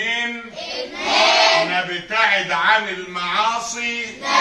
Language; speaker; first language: Arabic; native; Arabic